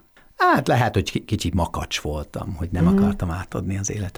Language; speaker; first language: Hungarian; non-native, fluent; English